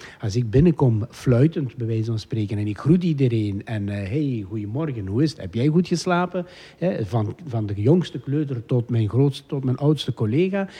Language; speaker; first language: Dutch; native; Dutch